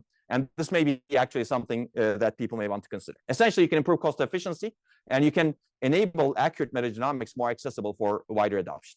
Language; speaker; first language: English; non-native, fluent; Turkish